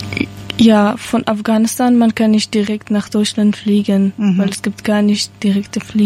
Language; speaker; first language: German; non-native, learner; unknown